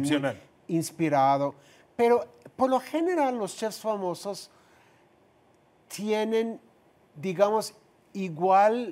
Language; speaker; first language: Spanish; non-native, fluent; English